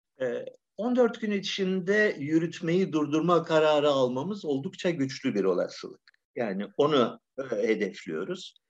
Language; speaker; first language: Turkish; native; Turkish